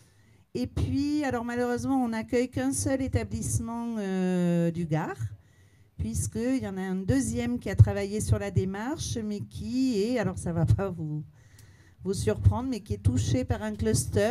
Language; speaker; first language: French; native; French